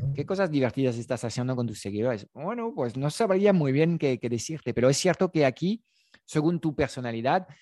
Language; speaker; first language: Spanish; non-native, fluent; French